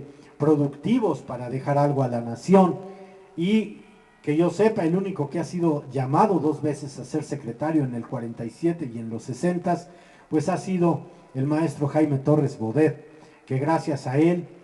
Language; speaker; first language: Spanish; native; Spanish